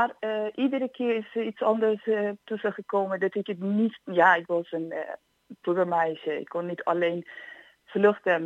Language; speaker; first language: Dutch; non-native, fluent; Persian